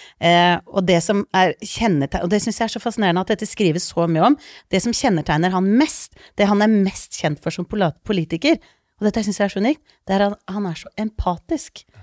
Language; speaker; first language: Norwegian; early bilingual, other home language; Icelandic